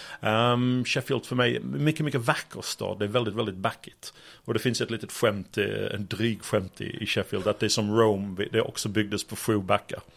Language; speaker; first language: Swedish; non-native, fluent; English